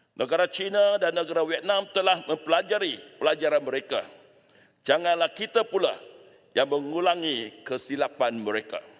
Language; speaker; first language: Malay; non-native, local second language; Chinese